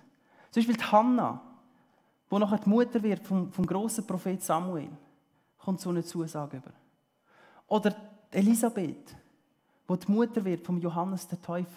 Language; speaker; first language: German; early bilingual, heritage; German